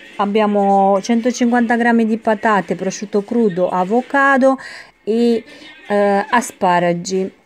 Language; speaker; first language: Italian; non-native, fluent; Romanian